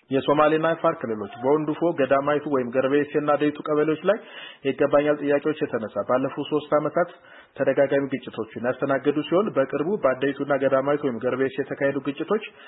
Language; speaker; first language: Amharic; native; Amharic